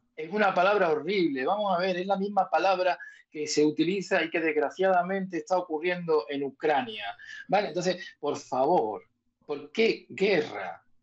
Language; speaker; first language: Spanish; native; Spanish